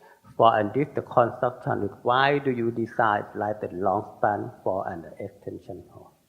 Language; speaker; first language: English; non-native, learner; Thai